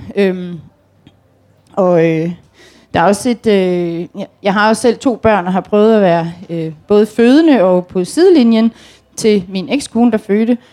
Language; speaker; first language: Danish; native; Danish